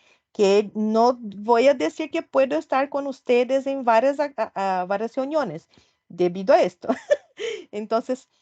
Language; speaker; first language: Spanish; non-native, fluent; Portuguese